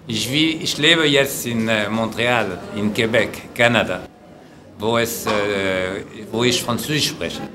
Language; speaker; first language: German; non-native, fluent; French